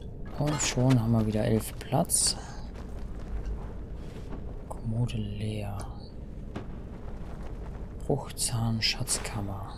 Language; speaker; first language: German; native; German